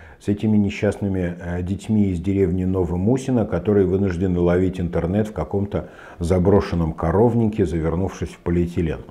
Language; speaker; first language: Russian; native; Russian